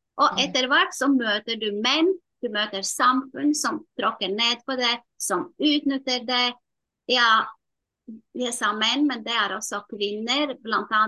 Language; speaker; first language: Norwegian; non-native, fluent; Latvian